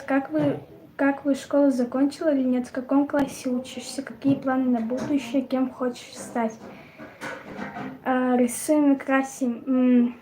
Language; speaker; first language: Russian; non-native, local second language; Tajik